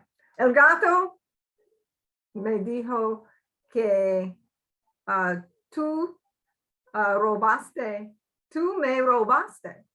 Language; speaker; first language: Spanish; non-native, learner; English